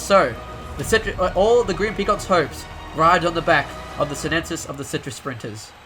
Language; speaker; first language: English; native; English